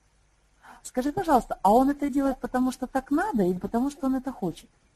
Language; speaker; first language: Russian; native; Russian